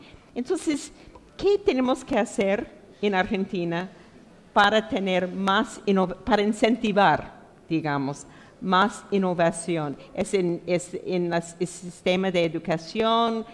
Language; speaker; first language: Spanish; non-native, fluent; English